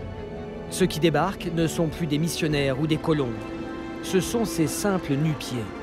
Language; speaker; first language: French; native; French